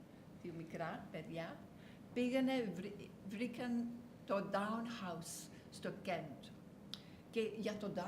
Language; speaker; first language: Greek; non-native, learner; English